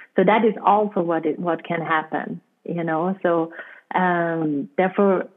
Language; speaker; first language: English; non-native, fluent; German